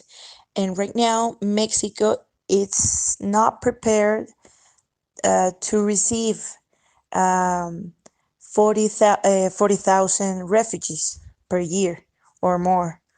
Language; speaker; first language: English; non-native, fluent; Spanish